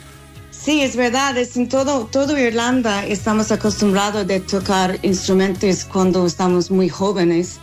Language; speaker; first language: Spanish; non-native, learner; English